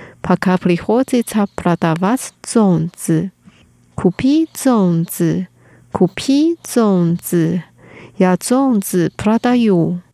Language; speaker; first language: Russian; non-native, fluent; Chinese